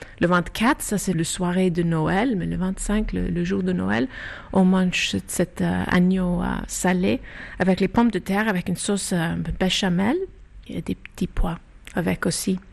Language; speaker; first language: French; non-native, fluent; Icelandic